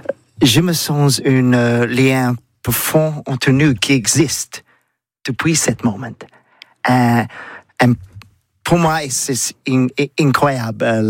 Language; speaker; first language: French; non-native, learner; English